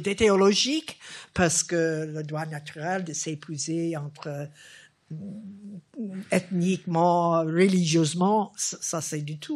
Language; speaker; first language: French; non-native, fluent; English